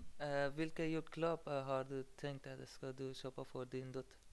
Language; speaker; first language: Swedish; non-native, learner; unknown